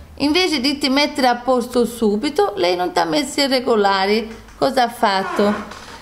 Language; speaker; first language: Italian; non-native, fluent; Portuguese